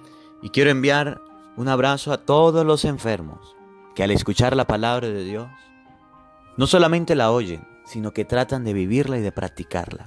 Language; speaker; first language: Spanish; native; Spanish